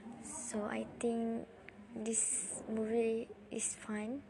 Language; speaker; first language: English; non-native, learner; Malay